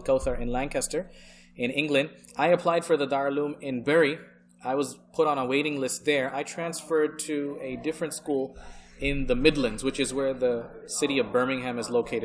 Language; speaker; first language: English; early bilingual, other home language; Bangla